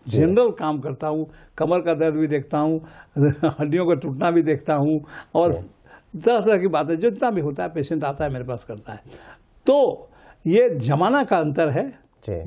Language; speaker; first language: Hindi; native; Hindi